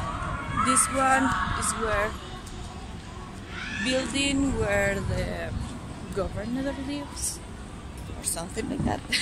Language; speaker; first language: English; non-native, fluent; Spanish